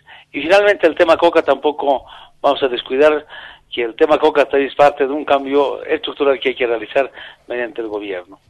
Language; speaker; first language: Spanish; native; Spanish